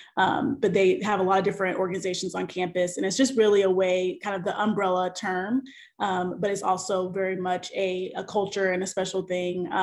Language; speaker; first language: English; native; English